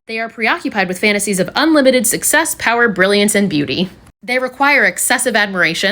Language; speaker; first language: English; native; English